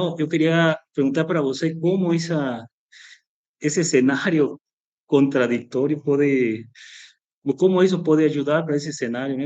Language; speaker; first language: Portuguese; non-native, fluent; Spanish